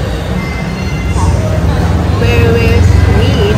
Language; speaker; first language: English; non-native, learner; Thai